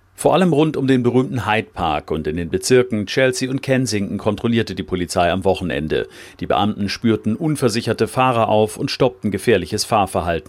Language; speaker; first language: German; native; German